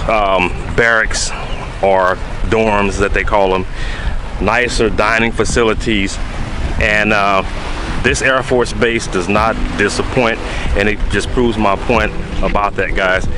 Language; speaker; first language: English; native; English